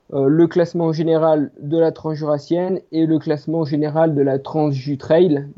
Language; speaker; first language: French; native; French